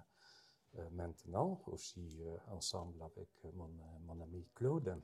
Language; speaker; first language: French; non-native, fluent; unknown